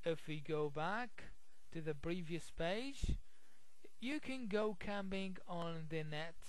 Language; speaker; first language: English; non-native, fluent; Arabic